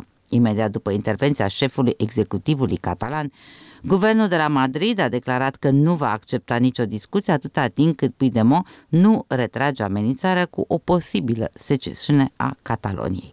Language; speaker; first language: Romanian; native; Romanian